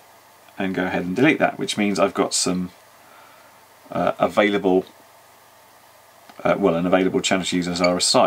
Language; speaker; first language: English; native; English